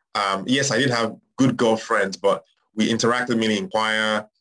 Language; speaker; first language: English; non-native, local second language; Yoruba